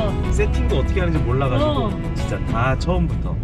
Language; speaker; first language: Korean; native; Korean